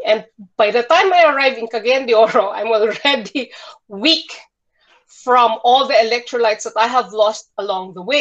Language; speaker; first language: English; non-native, local second language; Cebuano